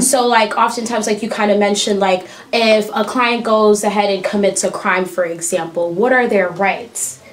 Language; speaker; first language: English; early bilingual, other home language; French